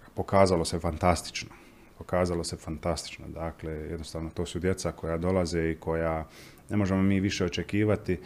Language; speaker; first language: Croatian; native; Croatian